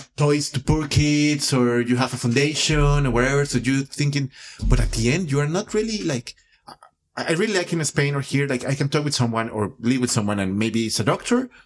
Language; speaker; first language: English; non-native, fluent; Spanish